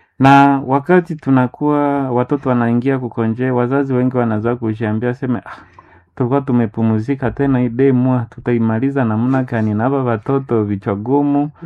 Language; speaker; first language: Swahili; non-native, local second language; Nande